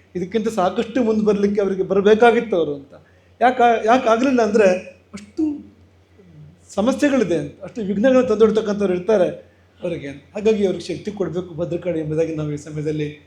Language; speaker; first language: Kannada; native; Kannada